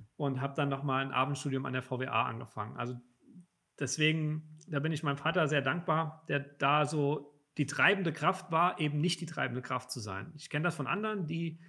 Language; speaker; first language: German; native; German